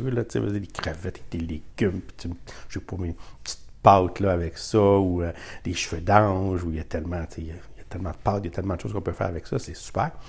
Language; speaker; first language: French; native; French